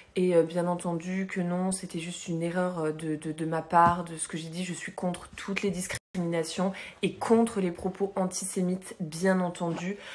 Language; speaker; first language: French; native; French